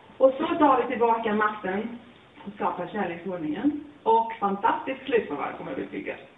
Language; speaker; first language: Swedish; non-native, fluent; Latvian